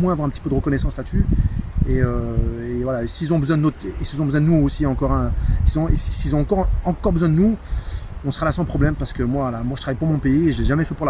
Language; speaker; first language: French; non-native, local second language; Arabic